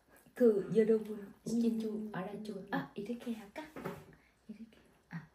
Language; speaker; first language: Korean; non-native, learner; Vietnamese